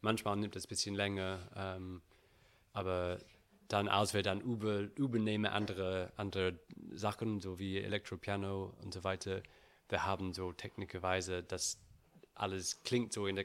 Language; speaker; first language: German; non-native, learner; English